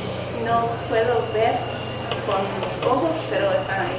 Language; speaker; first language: Spanish; non-native, learner; English